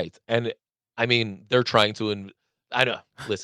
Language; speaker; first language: English; native; English